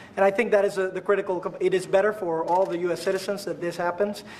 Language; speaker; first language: English; non-native, fluent; Spanish